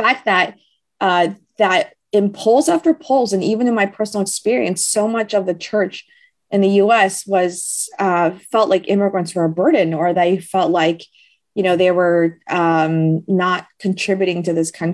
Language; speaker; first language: English; native; English